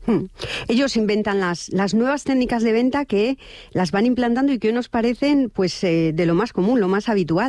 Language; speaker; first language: Spanish; native; Spanish